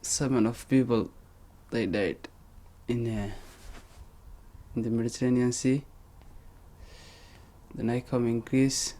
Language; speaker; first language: English; non-native, learner; Somali